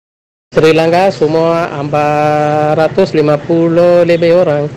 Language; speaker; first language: Indonesian; non-native, learner; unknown